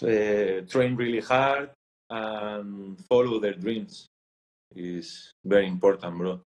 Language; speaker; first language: English; non-native, learner; Spanish